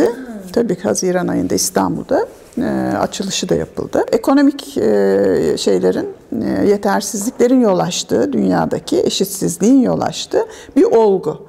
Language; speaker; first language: Turkish; native; Turkish